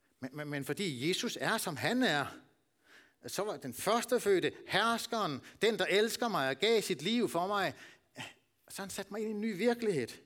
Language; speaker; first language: Danish; native; Danish